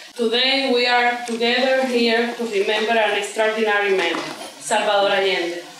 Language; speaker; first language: English; non-native, fluent; Spanish